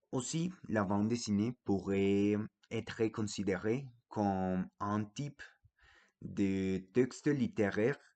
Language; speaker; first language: French; non-native, fluent; Spanish